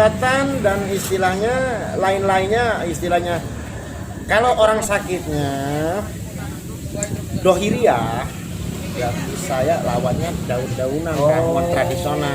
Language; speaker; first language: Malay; non-native, local second language; Javanese